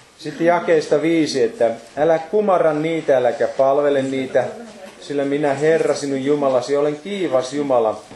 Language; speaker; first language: Finnish; native; Finnish